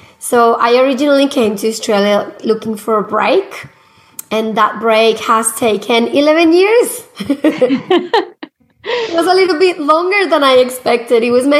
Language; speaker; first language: English; non-native, fluent; Spanish